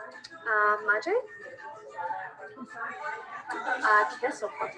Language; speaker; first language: Spanish; non-native, learner; English